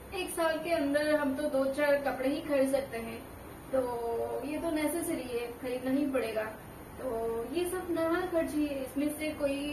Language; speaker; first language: Hindi; non-native, local second language; Odia